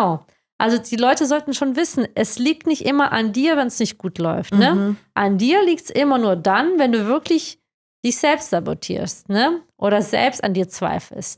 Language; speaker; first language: German; native; German